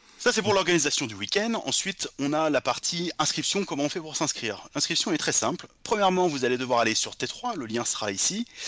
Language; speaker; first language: French; native; French